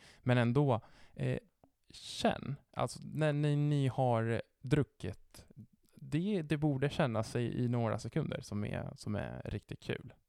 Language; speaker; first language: Swedish; non-native, fluent; Italian